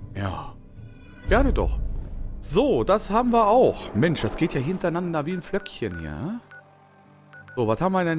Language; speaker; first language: German; native; German